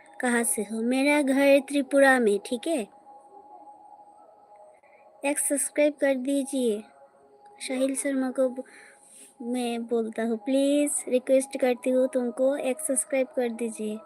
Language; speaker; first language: Hindi; non-native, local second language; Bangla